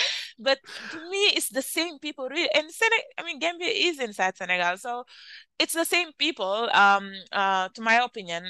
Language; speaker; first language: English; non-native, fluent; Wolof